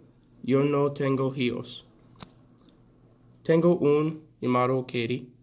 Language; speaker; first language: Spanish; non-native, learner; English